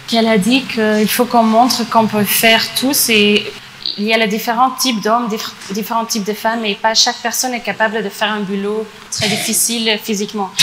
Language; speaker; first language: French; non-native, fluent; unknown